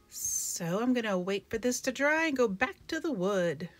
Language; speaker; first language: English; native; English